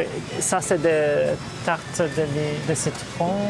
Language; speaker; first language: French; non-native, fluent; Portuguese